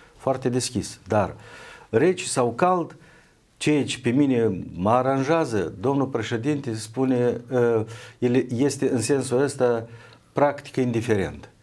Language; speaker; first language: Romanian; native; Romanian